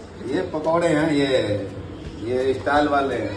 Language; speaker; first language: Hindi; native; Hindi